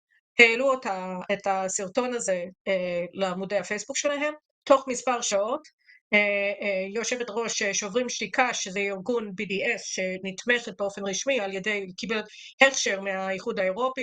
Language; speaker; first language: Hebrew; native; Hebrew